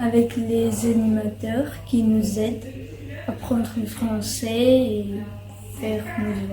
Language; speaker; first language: French; early bilingual, other home language; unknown